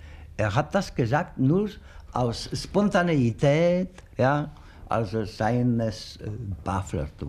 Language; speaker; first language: German; non-native, fluent; Czech